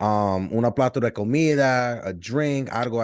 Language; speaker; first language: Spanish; early bilingual, heritage; Spanish